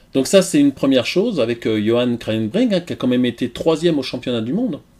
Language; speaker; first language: French; native; French